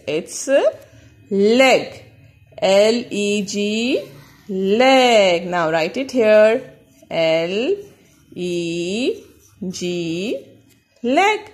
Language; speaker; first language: English; non-native, local second language; Urdu